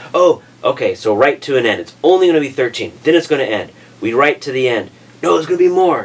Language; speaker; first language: English; native; English